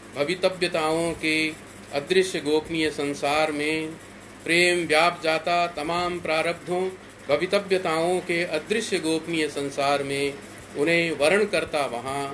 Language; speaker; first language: Hindi; native; Hindi